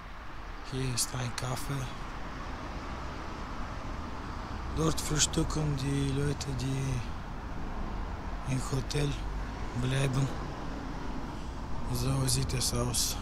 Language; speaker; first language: German; non-native, learner; Russian